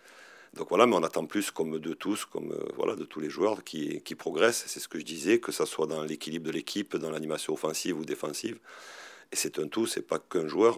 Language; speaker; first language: French; native; French